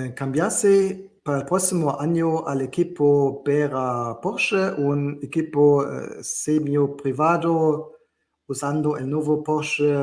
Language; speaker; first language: Spanish; non-native, fluent; German